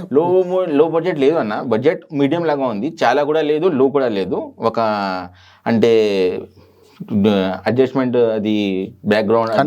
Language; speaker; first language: Telugu; non-native, local second language; Urdu